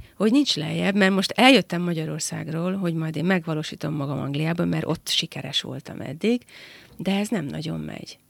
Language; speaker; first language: Hungarian; native; Hungarian